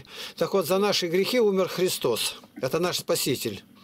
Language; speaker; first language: Russian; native; Russian